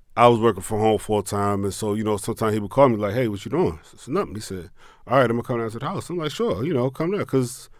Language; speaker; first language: English; native; English